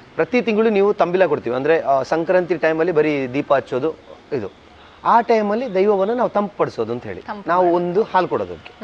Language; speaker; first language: Kannada; non-native, local second language; Tulu